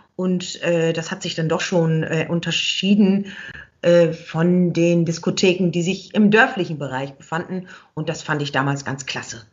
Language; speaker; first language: German; native; German